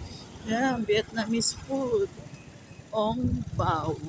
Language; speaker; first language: English; non-native, local second language; Filipino